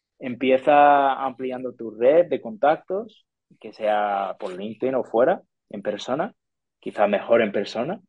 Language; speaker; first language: Spanish; non-native, fluent; English